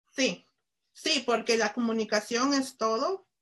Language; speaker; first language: Spanish; early bilingual, heritage; Spanish